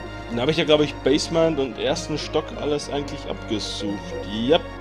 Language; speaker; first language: German; native; German